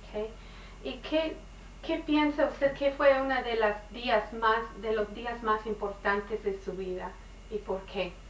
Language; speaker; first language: Spanish; non-native, learner; English